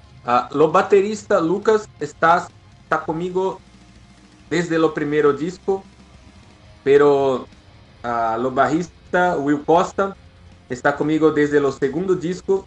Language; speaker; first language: Spanish; non-native, learner; Portuguese